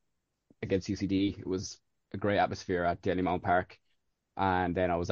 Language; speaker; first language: English; native; English